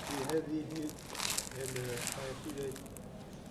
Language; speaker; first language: Arabic; non-native, learner; French